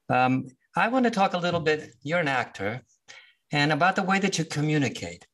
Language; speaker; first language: English; native; English